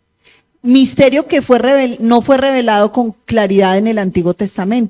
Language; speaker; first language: Spanish; native; Spanish